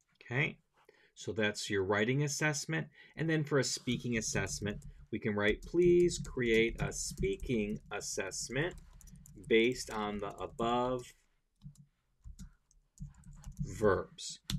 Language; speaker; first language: English; native; English